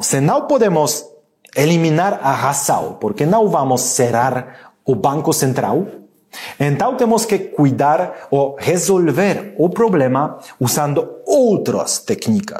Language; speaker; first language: Portuguese; non-native, learner; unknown